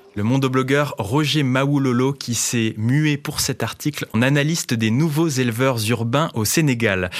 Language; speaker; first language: French; native; French